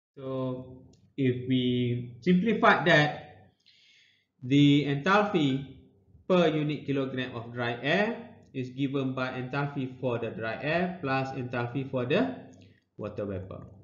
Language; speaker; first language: English; non-native, local second language; Malay